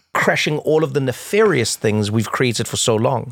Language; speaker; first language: English; native; English